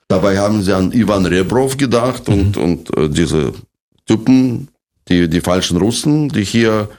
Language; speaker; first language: German; non-native, fluent; Russian